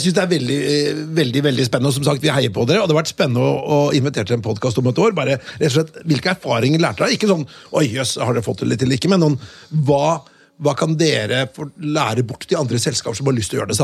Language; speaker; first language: Norwegian; native; Norwegian